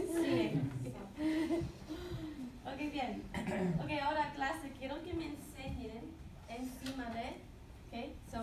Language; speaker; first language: Spanish; non-native, fluent; English